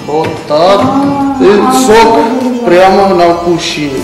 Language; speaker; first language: Russian; non-native, local second language; Georgian